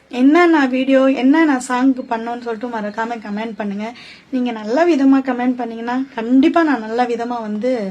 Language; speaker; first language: Tamil; non-native, local second language; Urdu